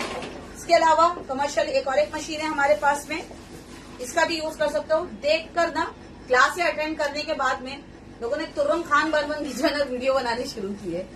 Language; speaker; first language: Hindi; native; Hindi